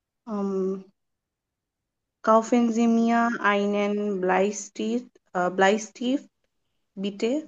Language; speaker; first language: German; non-native, learner; Bangla